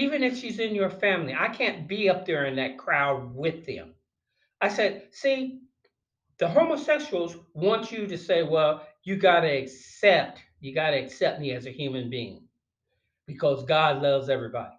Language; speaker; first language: English; native; English